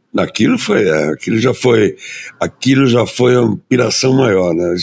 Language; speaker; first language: Portuguese; early bilingual, other home language; German